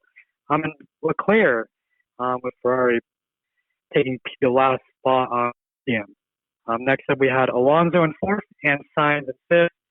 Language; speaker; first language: English; native; English